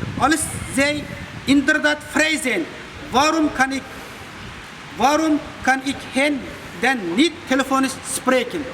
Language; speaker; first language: Dutch; non-native, fluent; Uyghur